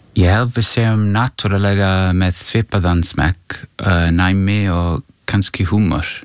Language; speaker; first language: Icelandic; non-native, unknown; English